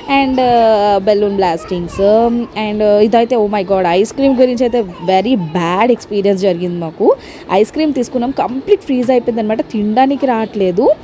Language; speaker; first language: Telugu; non-native, local second language; Tamil